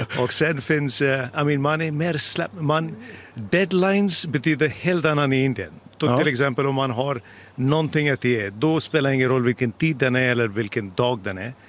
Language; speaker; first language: Swedish; non-native, fluent; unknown